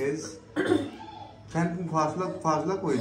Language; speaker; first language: Turkish; non-native, learner; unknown